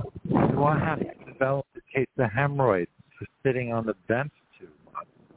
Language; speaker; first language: English; native; English